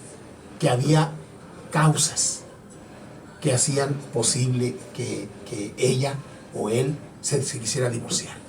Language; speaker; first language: Spanish; native; Spanish